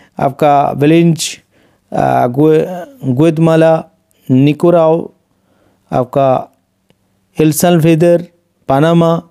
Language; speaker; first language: Hindi; non-native, local second language; Bangla